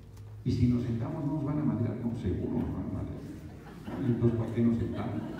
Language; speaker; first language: Spanish; native; Spanish